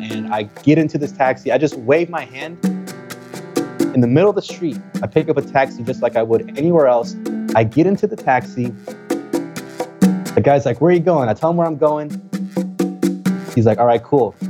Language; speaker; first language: English; early bilingual, other home language; Spanish